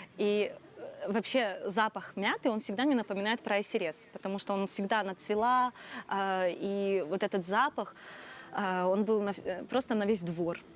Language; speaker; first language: Russian; non-native, local second language; Crimean Tatar